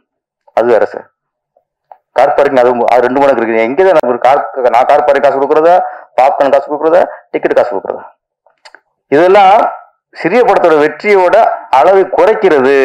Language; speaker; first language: Tamil; native; Tamil